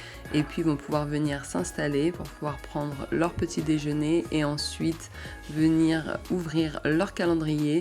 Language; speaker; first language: French; native; French